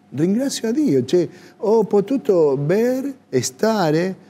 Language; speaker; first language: Italian; non-native, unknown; Spanish